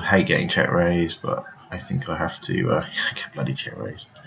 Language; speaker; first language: English; native; English